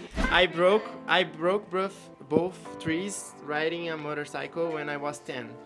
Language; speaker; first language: English; non-native, learner; Portuguese